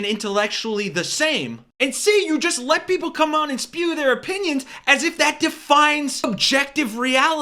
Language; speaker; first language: English; native; English